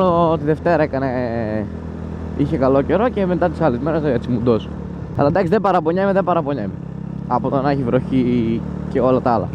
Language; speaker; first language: Greek; native; Greek